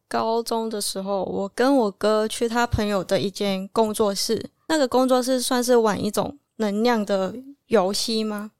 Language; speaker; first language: Chinese; non-native, local second language; Cantonese